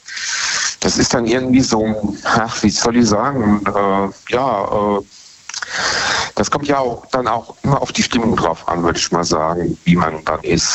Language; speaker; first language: German; native; German